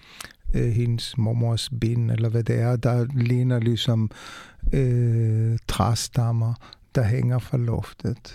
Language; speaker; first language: Danish; non-native, fluent; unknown